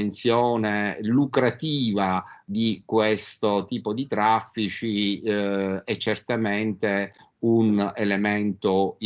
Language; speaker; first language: Italian; native; Italian